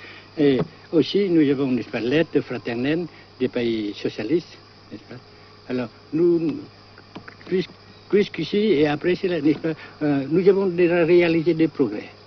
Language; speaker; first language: French; non-native, local second language; Vietnamese